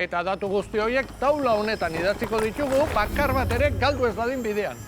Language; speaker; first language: Basque; native; Basque